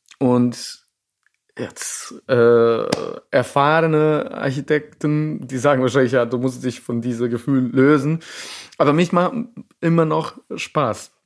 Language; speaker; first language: German; non-native, fluent; Serbian